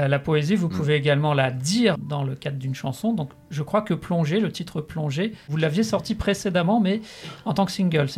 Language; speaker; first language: French; native; French